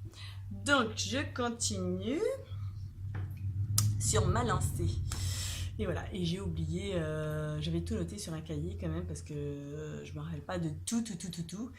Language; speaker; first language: French; native; French